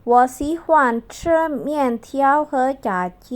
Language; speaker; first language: Chinese; non-native, fluent; Indonesian